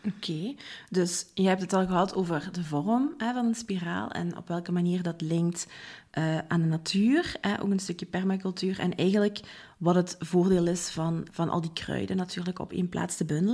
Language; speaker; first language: Dutch; native; Dutch